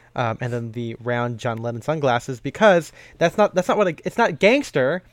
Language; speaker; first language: English; early bilingual, other home language; Filipino